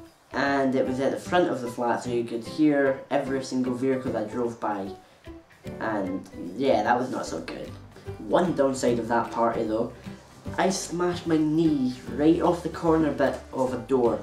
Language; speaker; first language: English; native; English